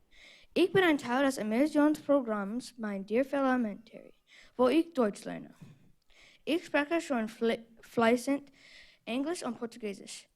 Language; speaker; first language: German; non-native, learner; English